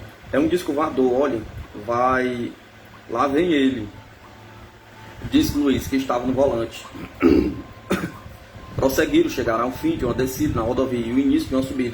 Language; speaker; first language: Portuguese; native; Portuguese